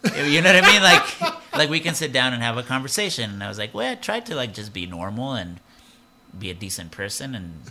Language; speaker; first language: English; early bilingual, other home language; Spanish